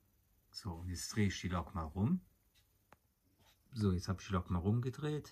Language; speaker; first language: German; native; German